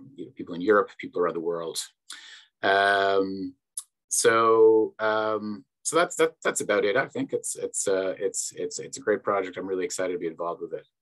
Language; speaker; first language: English; native; English